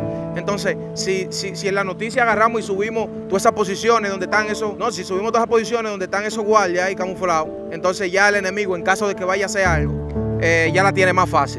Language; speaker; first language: Spanish; native; Spanish